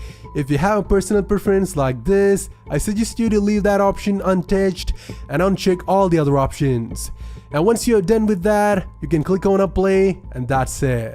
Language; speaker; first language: English; non-native, fluent; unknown